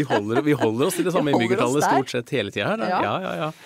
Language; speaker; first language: Norwegian; native; Norwegian